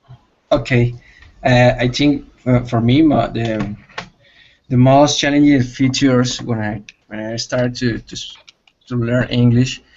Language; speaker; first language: English; non-native, learner; Spanish